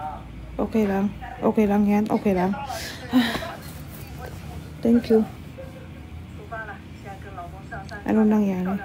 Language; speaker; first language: Filipino; non-native, learner; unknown